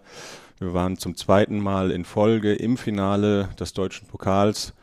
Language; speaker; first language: German; native; German